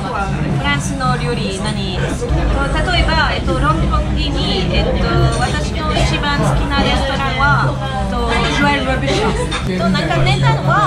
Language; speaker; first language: Japanese; non-native, learner; French